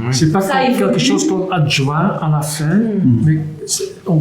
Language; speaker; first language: French; non-native, local second language; Dutch